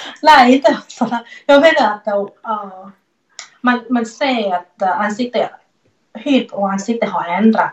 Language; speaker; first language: Swedish; non-native, learner; Thai